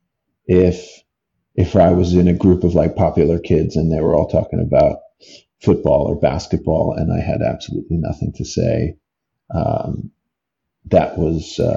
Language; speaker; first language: English; native; English